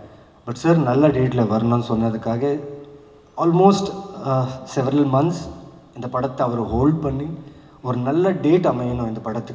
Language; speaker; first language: Tamil; non-native, fluent; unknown